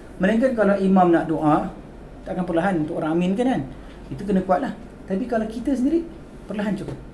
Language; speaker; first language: Malay; native; Malay